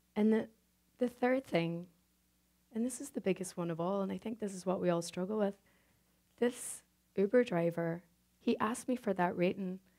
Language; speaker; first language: English; native; English